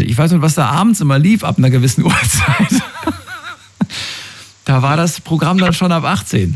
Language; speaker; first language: German; native; German